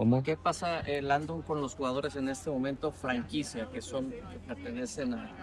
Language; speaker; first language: Spanish; native; Spanish